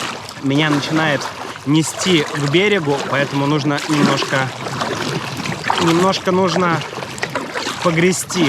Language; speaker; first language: Russian; native; Russian